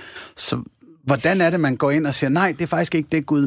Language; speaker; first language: Danish; native; Danish